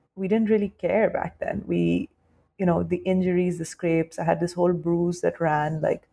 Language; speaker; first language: English; non-native, local second language; Urdu